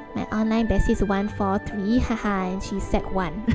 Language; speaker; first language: English; native; English